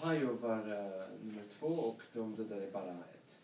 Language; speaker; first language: Swedish; non-native, learner; English